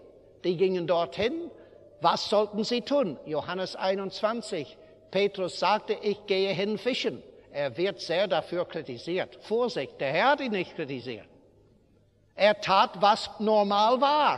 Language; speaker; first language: German; non-native, fluent; English